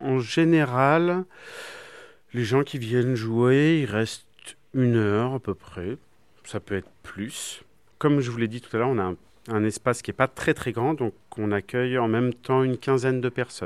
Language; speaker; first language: French; native; French